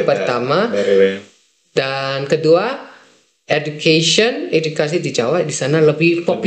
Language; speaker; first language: Indonesian; non-native, fluent; Dutch